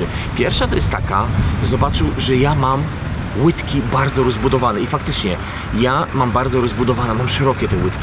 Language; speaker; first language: Polish; native; Polish